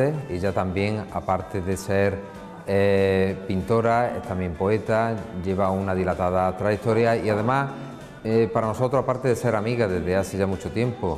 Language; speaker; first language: Spanish; native; Spanish